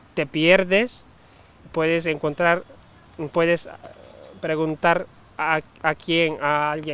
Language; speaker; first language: Spanish; non-native, fluent; Turkish